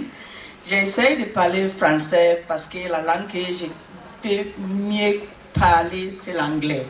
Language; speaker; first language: French; non-native, learner; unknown